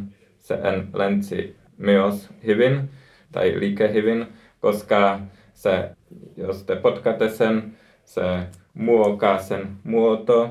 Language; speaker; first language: Finnish; non-native, learner; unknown